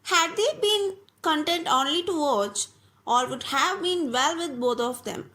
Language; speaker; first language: English; non-native, local second language; Malayalam